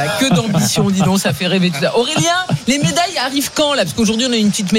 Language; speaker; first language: French; native; French